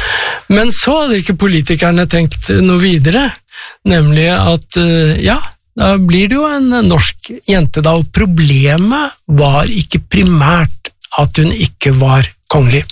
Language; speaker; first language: Norwegian; native; Norwegian